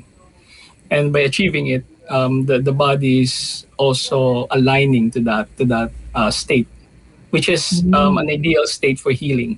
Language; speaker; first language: English; non-native, local second language; Filipino